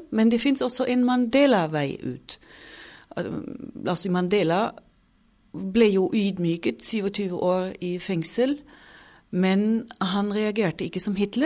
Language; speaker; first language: Norwegian; non-native, fluent; German